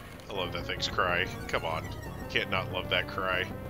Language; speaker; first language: English; native; English